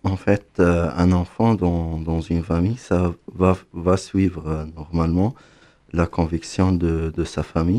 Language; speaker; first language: French; non-native, fluent; Arabic